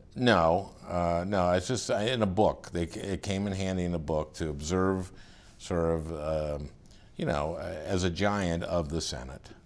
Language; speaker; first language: English; native; English